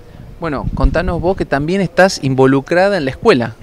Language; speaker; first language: Spanish; native; Spanish